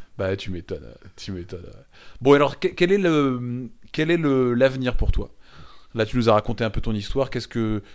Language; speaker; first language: French; native; French